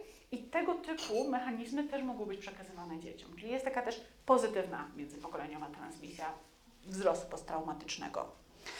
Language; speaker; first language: Polish; native; Polish